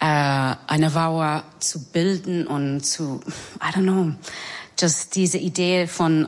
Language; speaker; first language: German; non-native, learner; English